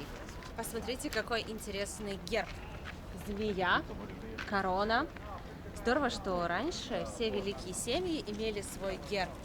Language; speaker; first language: Russian; native; Russian